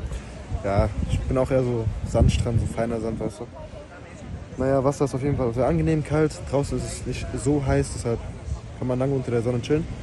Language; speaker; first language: German; native; German